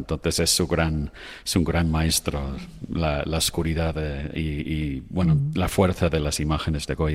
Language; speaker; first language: Spanish; non-native, fluent; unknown